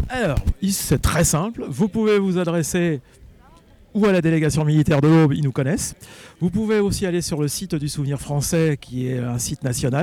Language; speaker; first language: French; native; French